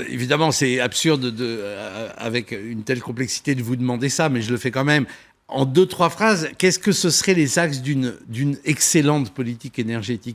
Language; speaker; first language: French; native; French